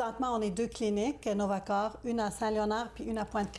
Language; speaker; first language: French; native; French